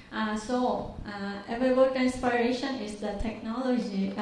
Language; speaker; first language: English; non-native, learner; Vietnamese